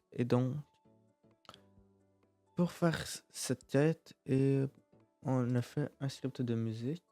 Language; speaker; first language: French; native; French